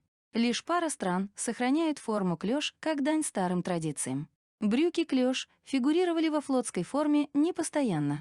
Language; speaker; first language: Russian; native; Russian